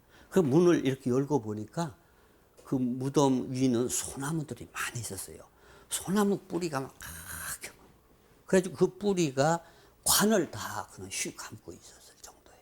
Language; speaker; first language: Korean; native; Korean